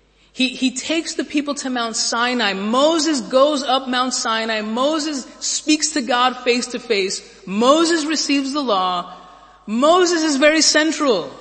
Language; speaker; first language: English; native; English